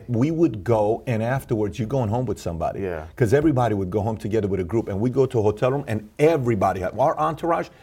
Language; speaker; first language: English; early bilingual, other home language; Persian